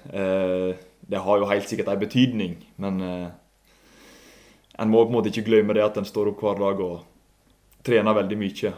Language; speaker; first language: Norwegian; native; Norwegian